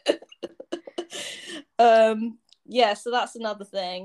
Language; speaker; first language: English; native; English